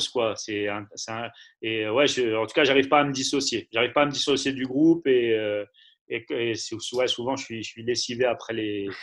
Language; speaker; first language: French; native; French